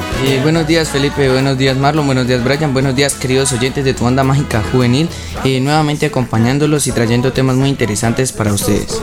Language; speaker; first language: Spanish; native; Spanish